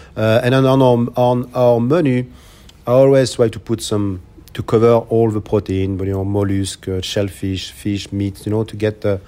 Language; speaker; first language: English; non-native, fluent; French